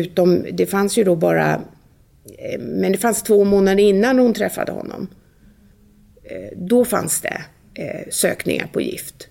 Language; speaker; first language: Swedish; native; Swedish